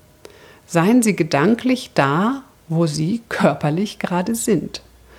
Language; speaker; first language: German; native; German